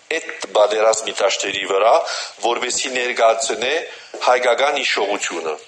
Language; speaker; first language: Armenian; early bilingual, heritage; Armenian